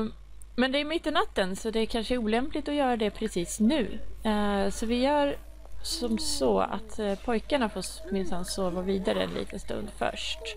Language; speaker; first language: Swedish; native; Swedish